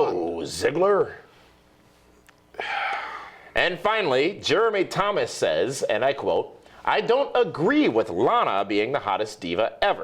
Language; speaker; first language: English; native; English